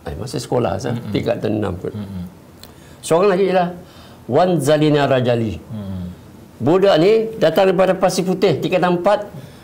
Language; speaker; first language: Malay; native; Malay